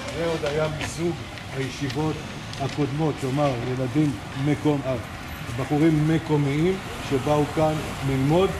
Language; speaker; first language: Hebrew; native; Hebrew